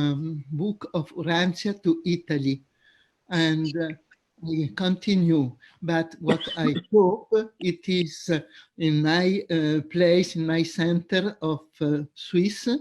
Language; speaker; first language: English; non-native, fluent; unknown